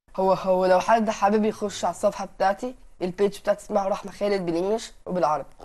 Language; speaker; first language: Arabic; native; Arabic